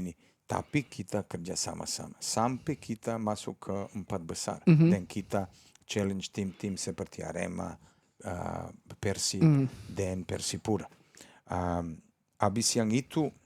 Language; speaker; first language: Indonesian; non-native, fluent; Serbian